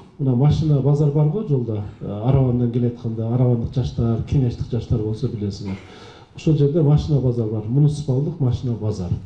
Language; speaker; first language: Kyrgyz; native; Kyrgyz